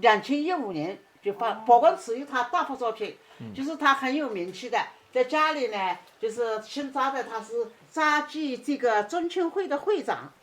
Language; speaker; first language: Chinese; native; Chinese